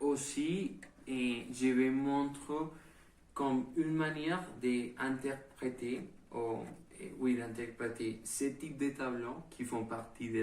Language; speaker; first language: French; non-native, learner; Spanish